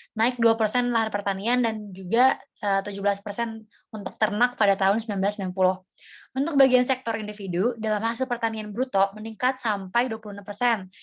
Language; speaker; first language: Indonesian; native; Indonesian